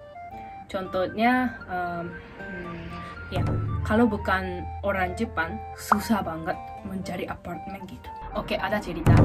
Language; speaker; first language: Indonesian; non-native, fluent; Japanese